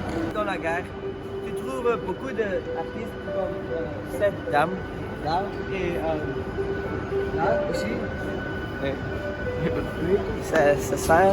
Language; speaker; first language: French; non-native, learner; Dutch